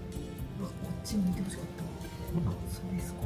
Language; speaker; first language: Japanese; native; Japanese